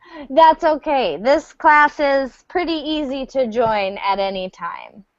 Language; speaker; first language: English; native; English